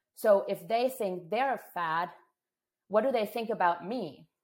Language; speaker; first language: English; non-native, fluent; German